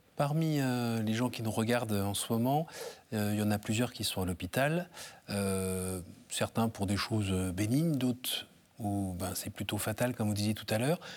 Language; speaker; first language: French; native; French